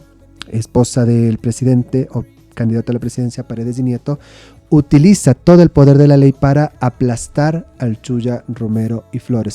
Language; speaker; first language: Spanish; native; Spanish